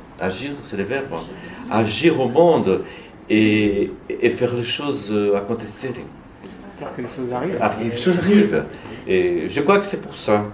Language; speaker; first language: French; non-native, learner; Portuguese